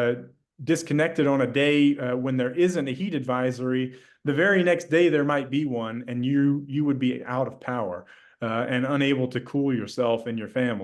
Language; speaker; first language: English; native; English